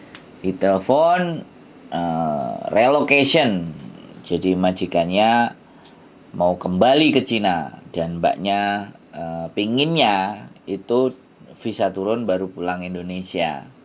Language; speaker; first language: Indonesian; non-native, local second language; Javanese